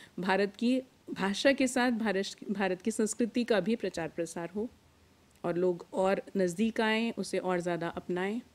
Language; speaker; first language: Hindi; native; Hindi